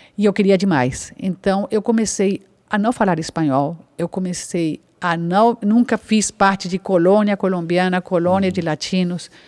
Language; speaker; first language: Portuguese; non-native, fluent; Spanish